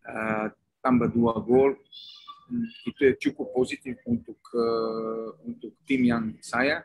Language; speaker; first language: Indonesian; non-native, fluent; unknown